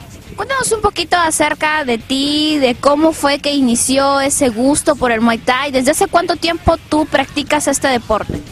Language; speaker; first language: Spanish; native; Spanish